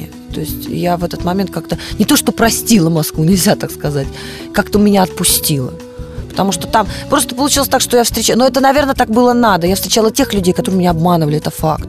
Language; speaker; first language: Russian; native; Russian